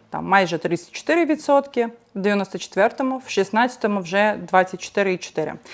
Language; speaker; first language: Ukrainian; non-native, local second language; Russian